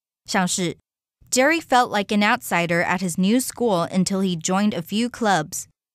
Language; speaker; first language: English; non-native, fluent; Chinese